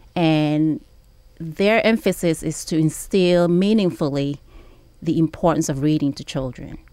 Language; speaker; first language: English; early bilingual, other home language; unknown